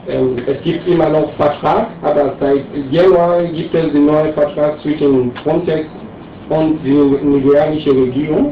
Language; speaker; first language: German; non-native, learner; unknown